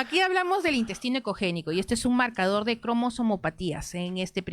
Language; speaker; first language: Spanish; native; Spanish